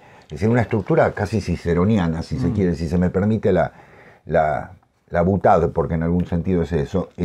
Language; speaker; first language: Spanish; native; Spanish